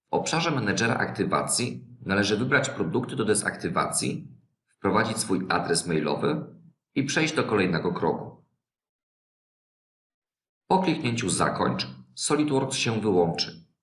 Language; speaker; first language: Polish; native; Polish